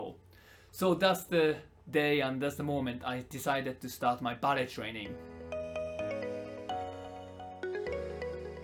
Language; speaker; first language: English; non-native, fluent; Japanese